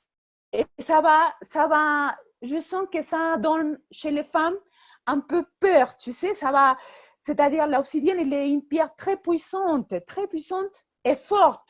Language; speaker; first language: French; non-native, fluent; Spanish